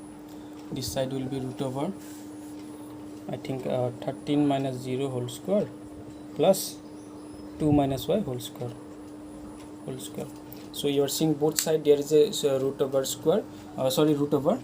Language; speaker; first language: English; non-native, local second language; Hindi